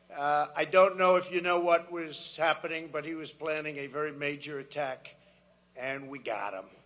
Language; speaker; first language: English; native; English